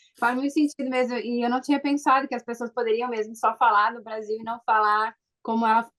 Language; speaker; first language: Portuguese; native; Portuguese